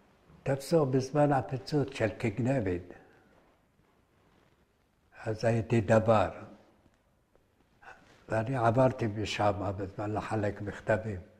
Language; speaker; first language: Hebrew; early bilingual, other home language; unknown